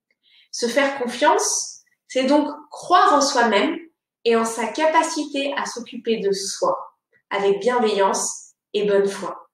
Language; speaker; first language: French; native; French